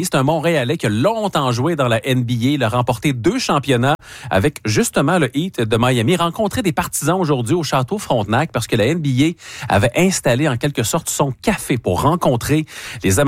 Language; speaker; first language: French; native; French